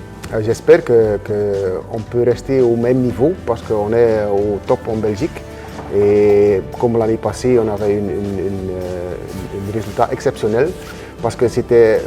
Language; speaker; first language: French; non-native, local second language; Dutch